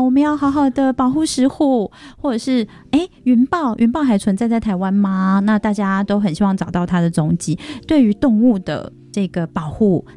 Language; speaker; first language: Chinese; non-native, local second language; Min Nan Chinese